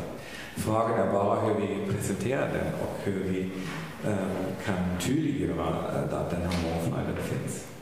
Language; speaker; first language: Swedish; non-native, fluent; German